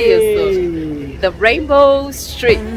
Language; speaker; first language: Portuguese; native; Portuguese